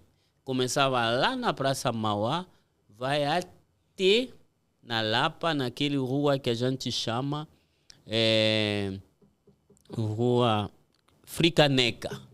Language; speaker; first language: Portuguese; non-native, fluent; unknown